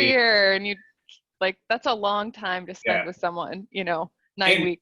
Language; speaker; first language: English; native; English